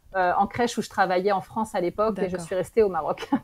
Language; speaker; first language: French; native; French